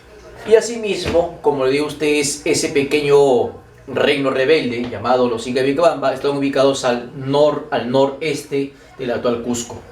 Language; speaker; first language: Spanish; native; Spanish